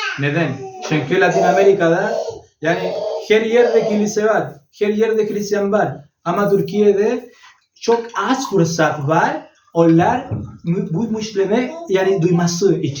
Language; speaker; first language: Turkish; non-native, learner; Spanish